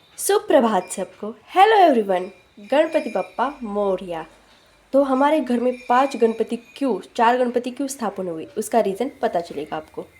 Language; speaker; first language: Hindi; non-native, local second language; Marathi